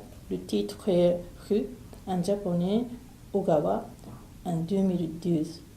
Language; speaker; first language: French; non-native, fluent; Japanese